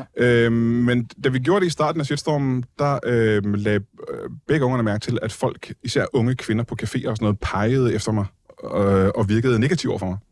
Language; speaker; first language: Danish; native; Danish